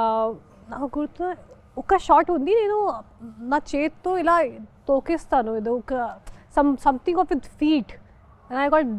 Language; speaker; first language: Telugu; non-native, local second language; Hindi